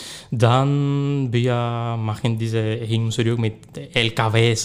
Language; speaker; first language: German; non-native, learner; Spanish